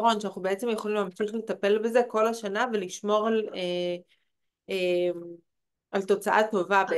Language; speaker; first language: Hebrew; native; Hebrew